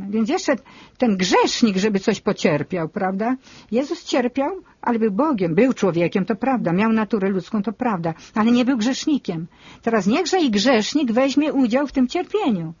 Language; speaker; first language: Polish; native; Polish